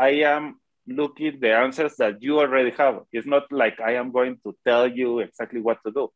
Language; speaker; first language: English; non-native, fluent; Spanish